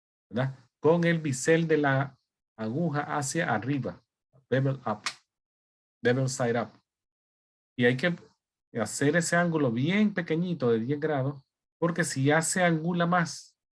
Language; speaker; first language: Spanish; native; Spanish